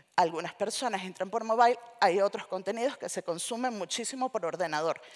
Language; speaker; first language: Spanish; native; Spanish